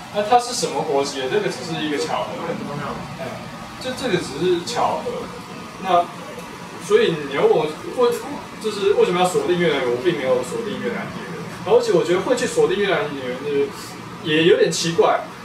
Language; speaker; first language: Chinese; native; Chinese